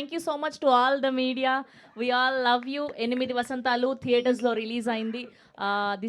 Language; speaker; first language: Telugu; native; Telugu